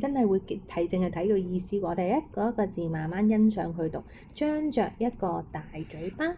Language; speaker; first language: Chinese; non-native, local second language; Cantonese